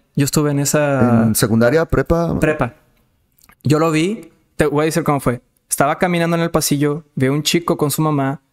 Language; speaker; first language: Spanish; non-native, fluent; Serbian